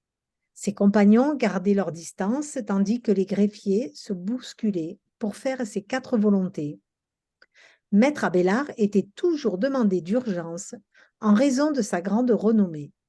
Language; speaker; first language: French; native; French